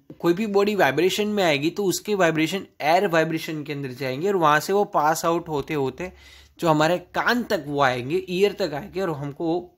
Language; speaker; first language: Hindi; non-native, local second language; Gujarati